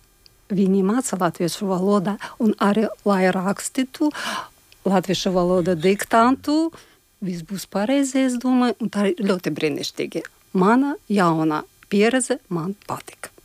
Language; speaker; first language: Latvian; non-native, fluent; Ukrainian